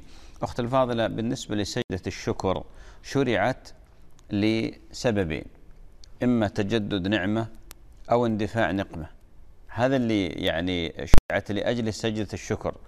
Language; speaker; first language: Arabic; native; Arabic